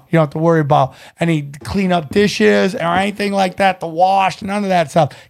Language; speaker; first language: English; native; English